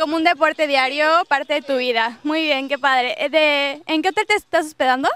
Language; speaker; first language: Spanish; native; Spanish